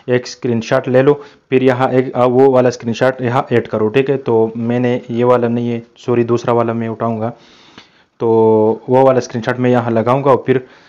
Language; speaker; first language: Urdu; non-native, local second language; Pashto